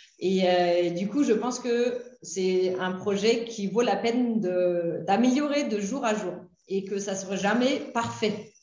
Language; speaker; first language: French; non-native, fluent; German